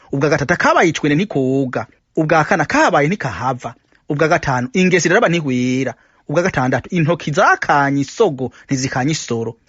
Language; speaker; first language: Rundi; native; Rundi